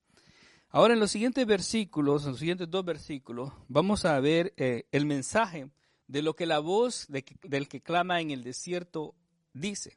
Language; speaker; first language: Spanish; native; Spanish